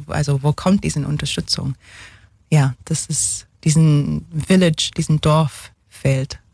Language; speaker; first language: German; non-native, fluent; English